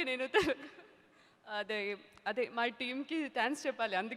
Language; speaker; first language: Telugu; non-native, learner; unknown